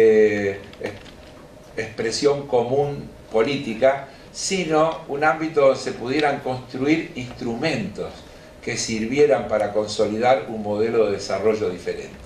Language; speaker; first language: Spanish; native; Spanish